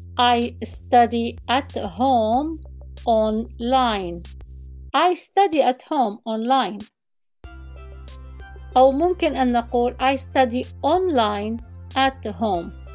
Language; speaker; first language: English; non-native, fluent; Arabic